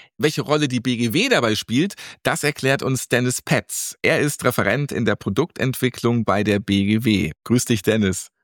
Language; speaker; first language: German; native; German